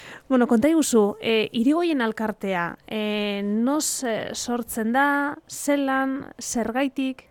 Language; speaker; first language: Basque; native; Basque